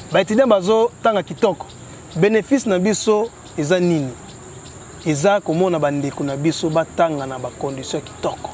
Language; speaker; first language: Lingala; native; Lingala